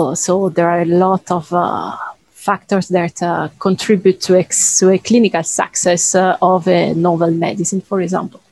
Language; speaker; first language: English; non-native, fluent; Italian